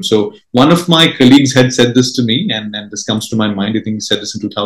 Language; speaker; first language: English; non-native, local second language; Marathi